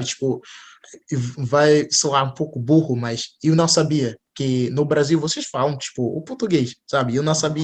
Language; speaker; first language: Portuguese; non-native, fluent; English